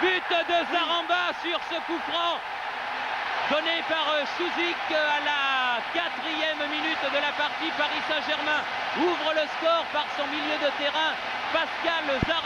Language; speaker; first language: French; native; French